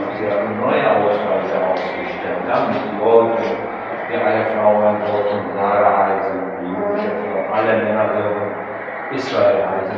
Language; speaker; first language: German; non-native, fluent; Turkish